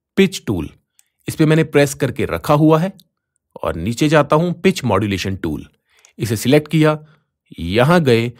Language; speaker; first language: Hindi; native; Hindi